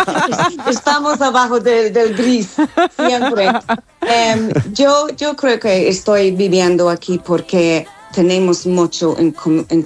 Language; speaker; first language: Spanish; non-native, fluent; English